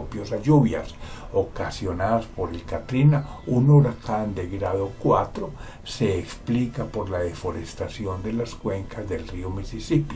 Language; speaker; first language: Spanish; native; Spanish